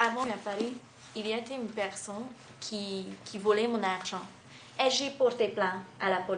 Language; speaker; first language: French; non-native, fluent; Russian